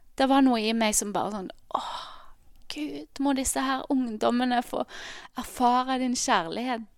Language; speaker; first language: Norwegian; native; Norwegian